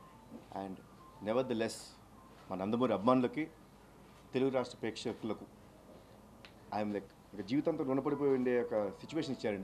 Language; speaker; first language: Telugu; native; Telugu